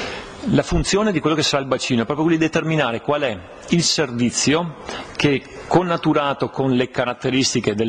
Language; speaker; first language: Italian; native; Italian